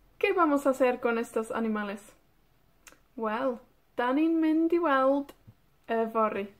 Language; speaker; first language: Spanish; non-native, fluent; Welsh